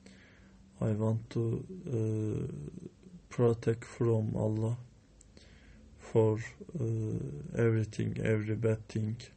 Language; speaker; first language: English; non-native, learner; Turkish